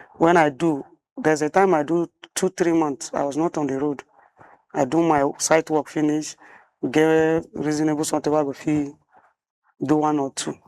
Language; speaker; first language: Nigerian Pidgin; non-native, local second language; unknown